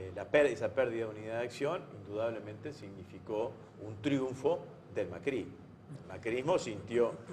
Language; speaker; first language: Spanish; native; Spanish